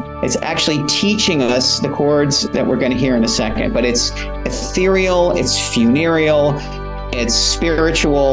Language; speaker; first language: English; native; English